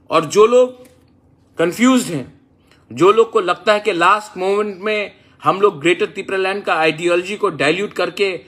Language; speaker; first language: Hindi; non-native, local second language; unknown